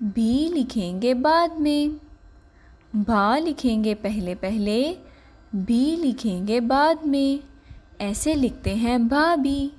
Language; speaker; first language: Urdu; non-native, local second language; Punjabi